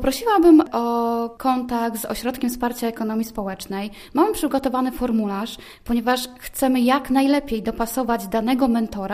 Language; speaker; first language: Polish; native; Polish